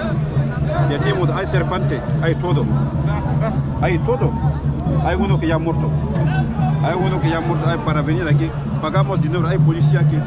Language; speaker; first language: Spanish; non-native, learner; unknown